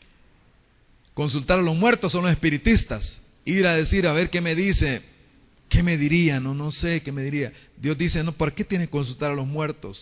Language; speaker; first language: Spanish; native; Spanish